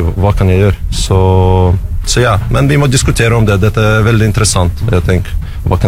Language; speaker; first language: Norwegian; non-native, learner; Russian